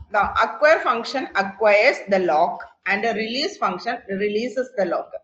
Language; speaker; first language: English; non-native, local second language; Malayalam